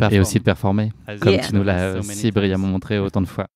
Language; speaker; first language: French; native; French